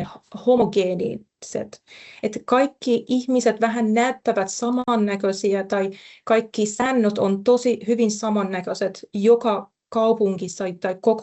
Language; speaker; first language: Finnish; non-native, fluent; Persian